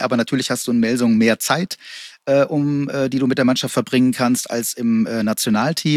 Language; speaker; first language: German; native; German